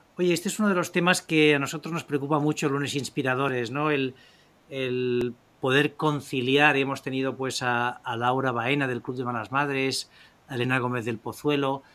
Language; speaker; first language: Spanish; native; Spanish